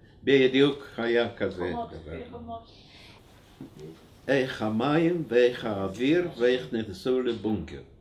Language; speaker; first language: Hebrew; non-native, fluent; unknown